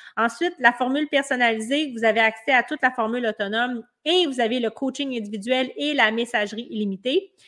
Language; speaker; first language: French; native; French